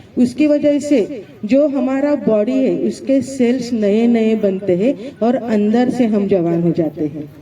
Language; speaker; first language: Hindi; non-native, local second language; Marathi